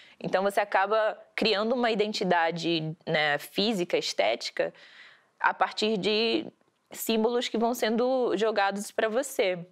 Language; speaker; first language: Portuguese; early bilingual, heritage; Portuguese